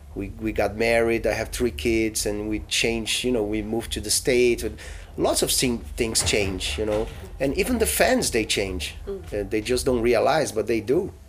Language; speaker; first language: English; non-native, fluent; Portuguese